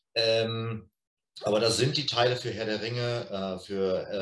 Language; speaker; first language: German; native; German